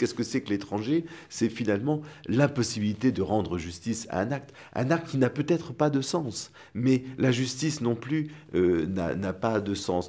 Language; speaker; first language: French; native; French